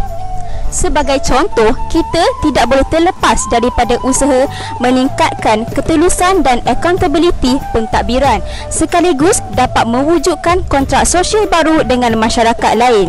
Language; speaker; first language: Malay; native; Malay